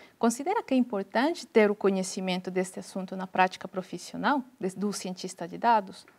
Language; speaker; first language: Portuguese; non-native, fluent; Spanish